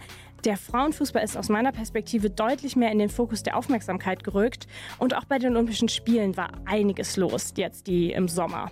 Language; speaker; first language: German; native; German